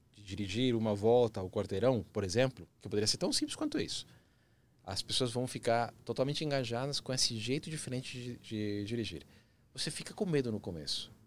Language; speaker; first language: Portuguese; early bilingual, other home language; Spanish